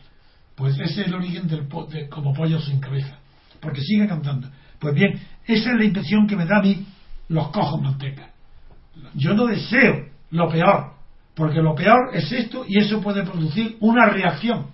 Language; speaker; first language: Spanish; native; Spanish